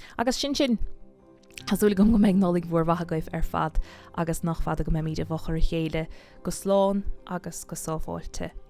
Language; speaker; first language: Irish; native; Irish